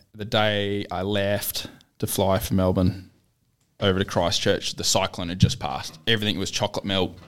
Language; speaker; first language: English; native; English